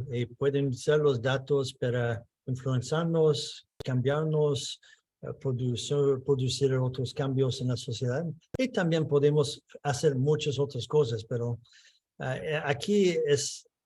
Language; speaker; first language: Spanish; non-native, fluent; English